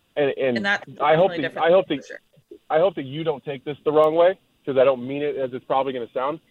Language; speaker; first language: English; native; English